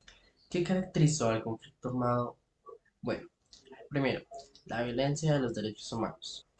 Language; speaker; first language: Spanish; native; Spanish